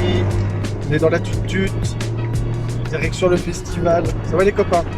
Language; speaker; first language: French; native; French